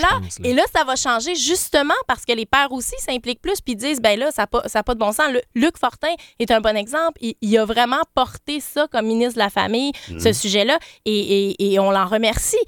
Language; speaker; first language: French; native; French